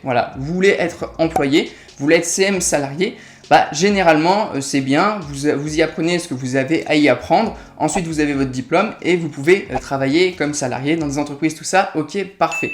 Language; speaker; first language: French; native; French